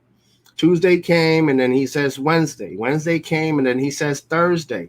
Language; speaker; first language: English; native; English